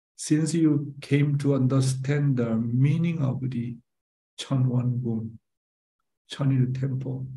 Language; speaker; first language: English; non-native, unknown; Korean